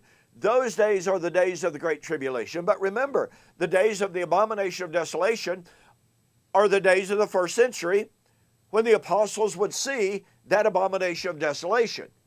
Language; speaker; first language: English; native; English